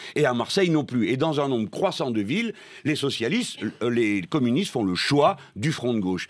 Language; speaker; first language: French; native; French